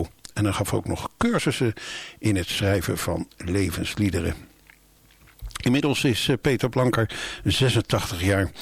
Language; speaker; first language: Dutch; native; Dutch